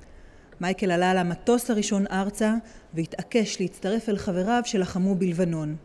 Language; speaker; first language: Hebrew; native; Hebrew